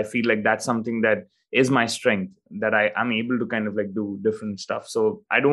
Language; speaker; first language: English; non-native, local second language; Hindi